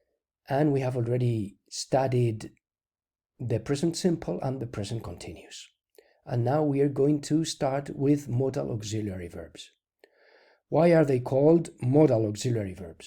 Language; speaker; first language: English; non-native, fluent; Spanish